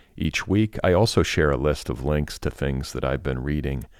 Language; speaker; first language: English; native; English